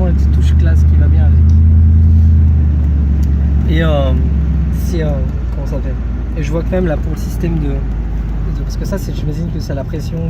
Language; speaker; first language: French; native; French